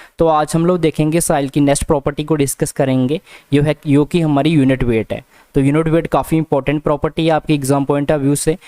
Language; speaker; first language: Hindi; non-native, local second language; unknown